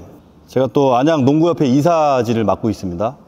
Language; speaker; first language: Korean; native; Korean